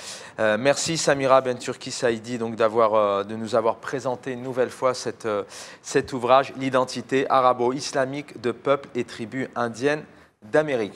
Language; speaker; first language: French; native; French